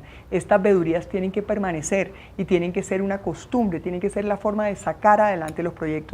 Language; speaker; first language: Spanish; native; Spanish